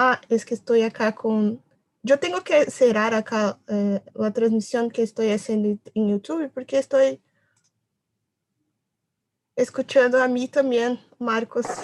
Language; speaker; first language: Spanish; non-native, learner; Portuguese